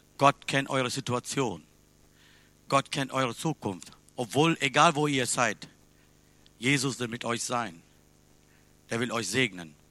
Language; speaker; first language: German; non-native, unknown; Tamil